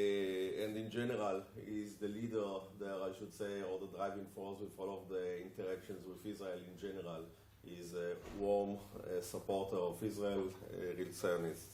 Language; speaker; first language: English; non-native, fluent; Hebrew